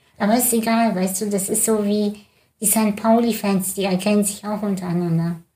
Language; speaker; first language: German; early bilingual, other home language; Russian